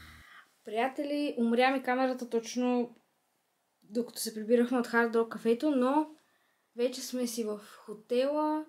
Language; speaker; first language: Bulgarian; native; Bulgarian